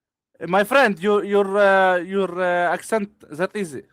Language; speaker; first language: English; non-native, learner; Arabic